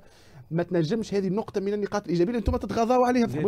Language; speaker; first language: Arabic; native; Arabic